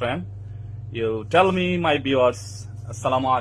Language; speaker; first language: English; non-native, learner; Bangla